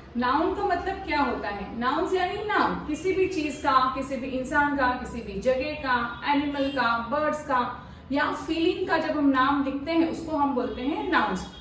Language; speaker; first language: Hindi; non-native, local second language; Marathi